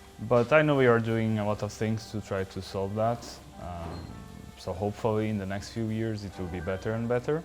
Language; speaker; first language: English; non-native, fluent; Portuguese